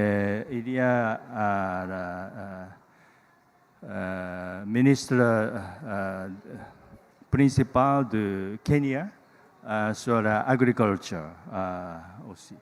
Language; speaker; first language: French; non-native, learner; Japanese